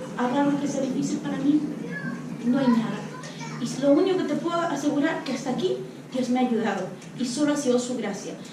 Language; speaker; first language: Spanish; non-native, local second language; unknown